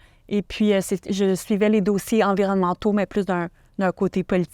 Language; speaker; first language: French; native; French